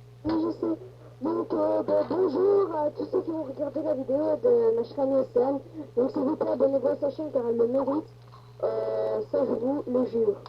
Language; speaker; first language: French; native; French